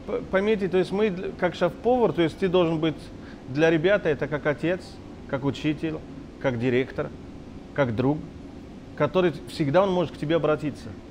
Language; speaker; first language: Russian; non-native, fluent; Arabic